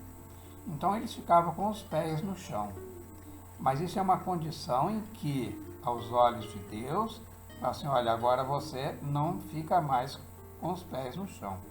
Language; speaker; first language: Portuguese; native; Portuguese